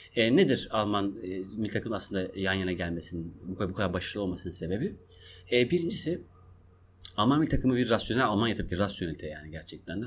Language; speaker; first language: Turkish; non-native, local second language; Kurdish